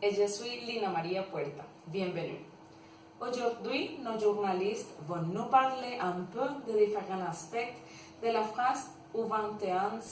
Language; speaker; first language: French; non-native, learner; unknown